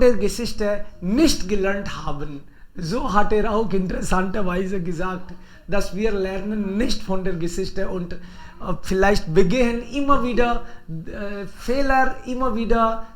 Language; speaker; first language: German; non-native, fluent; Hindi